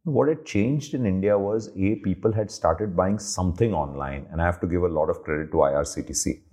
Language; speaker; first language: English; non-native, local second language; Hindi